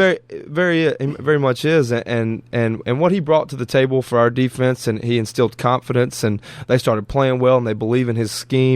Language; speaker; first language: English; native; English